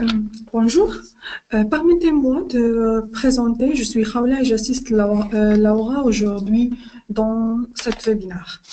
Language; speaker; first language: French; non-native, learner; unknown